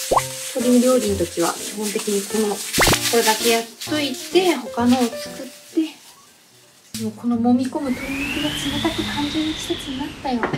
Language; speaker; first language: Japanese; native; Japanese